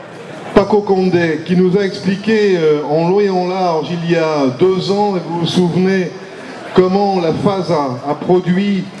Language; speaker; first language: French; native; French